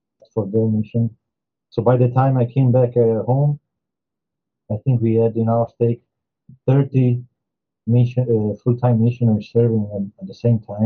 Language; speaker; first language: English; non-native, fluent; Italian